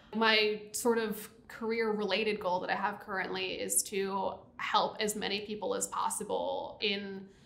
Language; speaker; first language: English; native; English